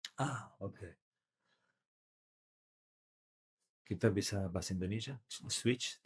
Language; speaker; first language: Indonesian; non-native, learner; Italian